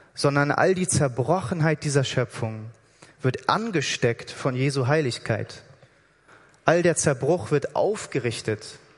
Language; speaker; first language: German; native; German